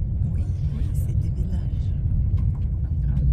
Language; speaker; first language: French; non-native, fluent; Russian